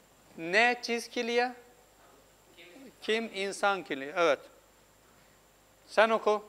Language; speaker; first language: Turkish; non-native, fluent; Urdu